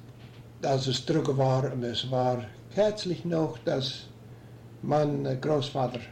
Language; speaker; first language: German; early bilingual, heritage; German